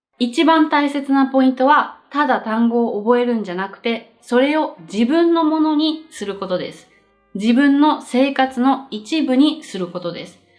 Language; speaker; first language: Japanese; native; Japanese